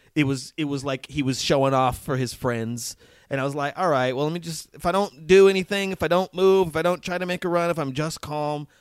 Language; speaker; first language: English; native; English